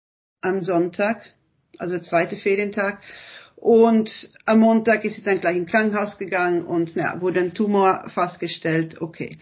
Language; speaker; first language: German; early bilingual, other home language; Italian